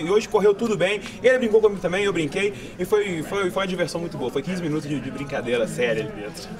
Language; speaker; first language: Portuguese; native; Portuguese